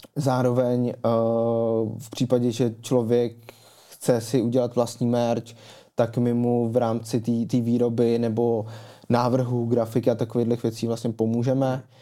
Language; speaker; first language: Czech; native; Czech